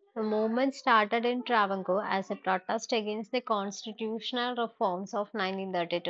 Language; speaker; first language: English; non-native, local second language; Malayalam